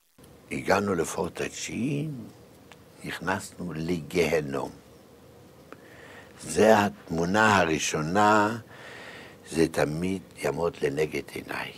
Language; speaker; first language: Hebrew; non-native, fluent; Yiddish